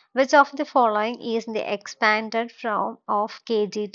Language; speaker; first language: English; non-native, local second language; Malayalam